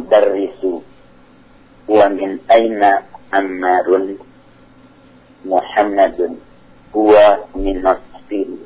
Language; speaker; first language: Arabic; non-native, learner; Indonesian